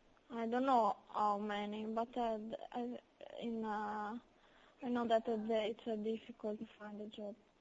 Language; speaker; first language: English; non-native, learner; Italian